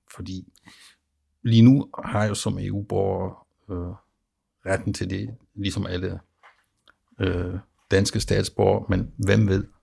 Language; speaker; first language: Danish; non-native, fluent; German